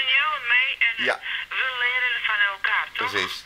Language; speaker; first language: Dutch; non-native, learner; Serbian